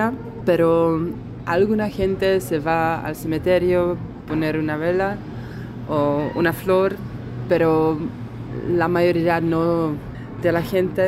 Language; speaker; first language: Spanish; non-native, fluent; Czech